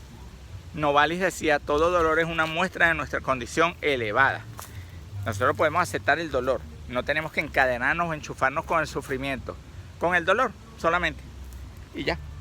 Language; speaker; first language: Spanish; native; Spanish